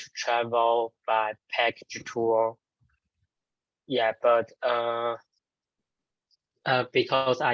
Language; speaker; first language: English; non-native, learner; Chinese